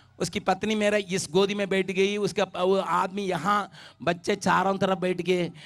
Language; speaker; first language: Hindi; non-native, local second language; Tamil